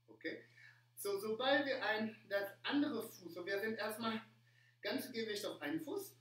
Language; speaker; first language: German; non-native, fluent; French